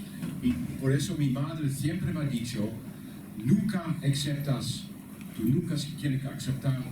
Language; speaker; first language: Spanish; non-native, learner; Dutch